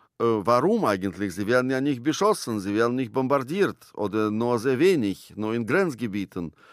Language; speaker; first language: German; non-native, fluent; Russian